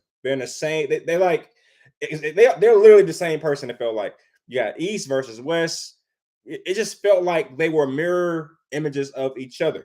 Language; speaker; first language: English; native; English